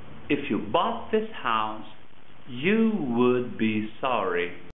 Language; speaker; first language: English; non-native, fluent; Portuguese